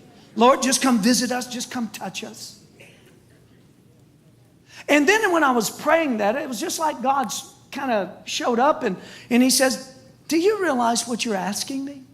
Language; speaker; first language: English; native; English